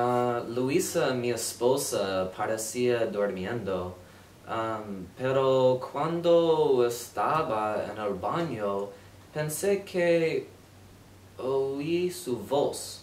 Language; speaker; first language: Spanish; non-native, learner; English